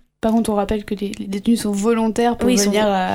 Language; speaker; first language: French; native; French